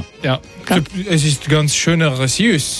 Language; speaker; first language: German; non-native, local second language; French